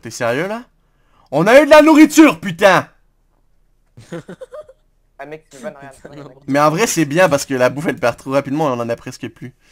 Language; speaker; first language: French; native; French